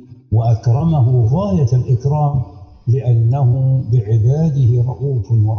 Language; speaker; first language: Arabic; native; Arabic